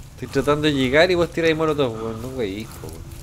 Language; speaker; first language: Spanish; native; Spanish